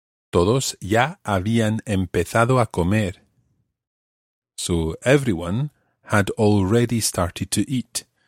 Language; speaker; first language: English; native; English